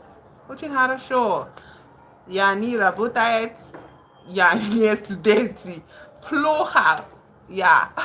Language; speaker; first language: Russian; non-native, learner; English